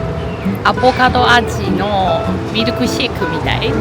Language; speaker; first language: Japanese; non-native, fluent; Chinese